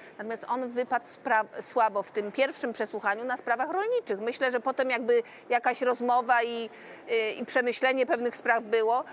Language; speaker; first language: Polish; native; Polish